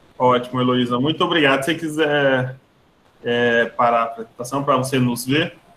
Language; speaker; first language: Portuguese; native; Portuguese